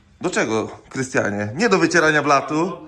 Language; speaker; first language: Polish; native; Polish